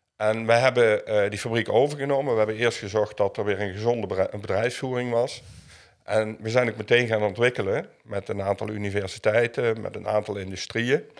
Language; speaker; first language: Dutch; native; Dutch